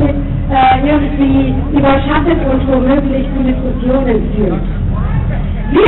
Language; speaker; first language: German; native; German